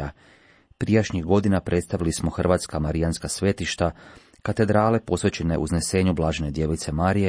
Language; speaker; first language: Croatian; native; Croatian